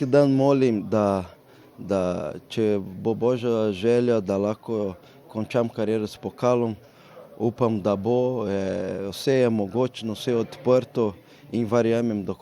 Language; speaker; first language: Slovenian; non-native, learner; Portuguese